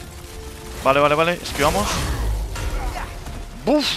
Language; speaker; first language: Spanish; native; Spanish